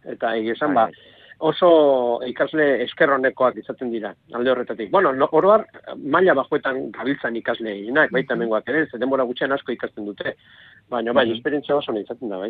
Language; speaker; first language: Basque; native; Basque